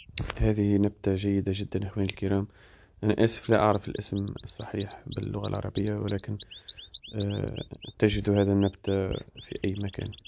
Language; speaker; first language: Arabic; early bilingual, heritage; Arabic